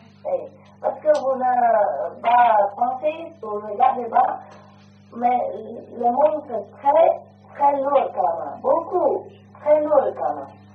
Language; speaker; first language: French; non-native, learner; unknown